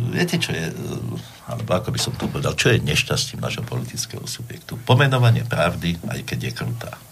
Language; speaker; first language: Slovak; native; Slovak